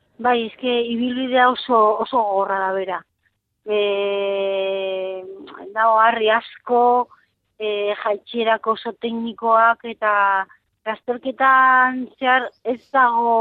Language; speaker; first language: Basque; non-native, local second language; Spanish